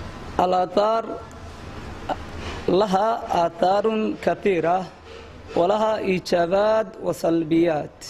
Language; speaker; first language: Arabic; non-native, learner; Somali